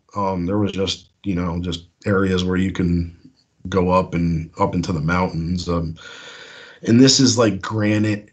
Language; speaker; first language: English; native; English